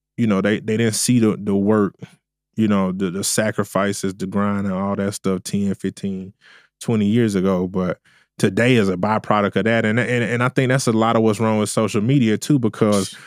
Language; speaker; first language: English; native; English